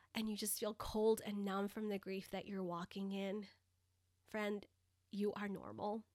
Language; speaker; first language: English; early bilingual, other home language; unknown